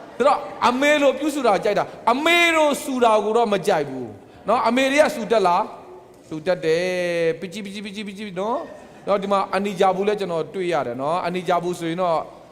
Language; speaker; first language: Burmese; non-native, local second language; Tedim Chin